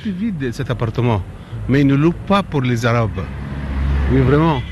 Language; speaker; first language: French; non-native, learner; Arabic